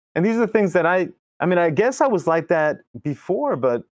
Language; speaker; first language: English; early bilingual, other home language; Spanish